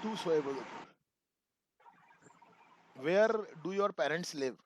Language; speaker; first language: English; non-native, local second language; Hindi